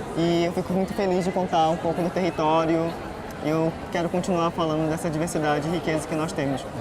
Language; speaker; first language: Portuguese; non-native, local second language; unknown